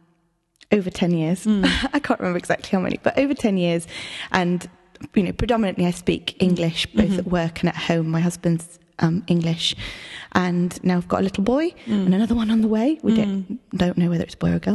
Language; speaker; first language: English; native; English